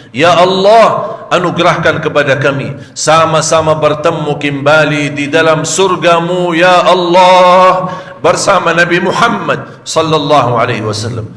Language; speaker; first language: Malay; non-native, fluent; Arabic